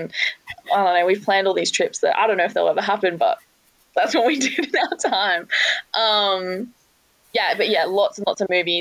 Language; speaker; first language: English; native; English